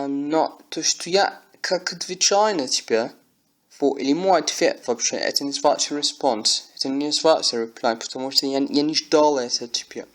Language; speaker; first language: Russian; non-native, learner; English